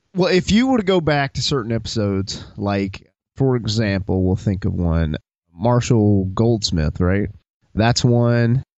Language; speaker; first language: English; native; English